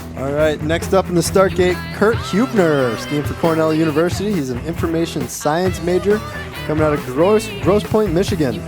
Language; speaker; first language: English; native; English